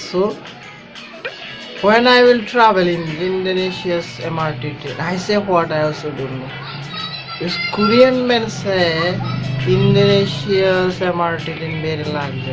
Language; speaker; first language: English; non-native, learner; Bangla